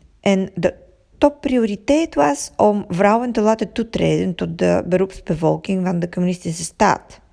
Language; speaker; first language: Dutch; non-native, fluent; Bulgarian